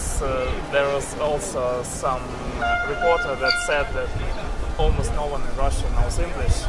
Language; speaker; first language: English; non-native, learner; Russian